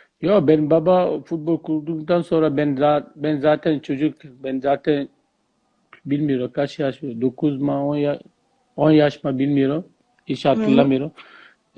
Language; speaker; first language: Turkish; non-native, learner; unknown